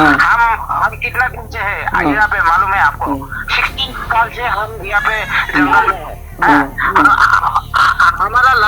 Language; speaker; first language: Hindi; non-native, local second language; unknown